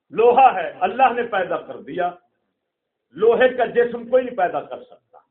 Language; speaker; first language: Urdu; non-native, local second language; Punjabi